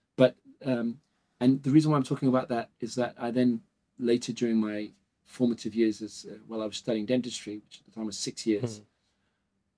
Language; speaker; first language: English; native; English